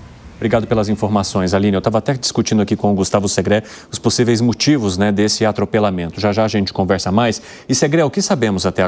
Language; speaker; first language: Portuguese; native; Portuguese